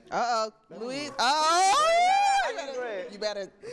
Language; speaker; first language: English; native; English